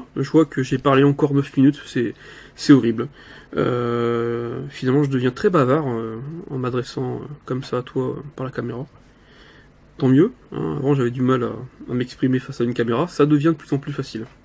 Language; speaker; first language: French; native; French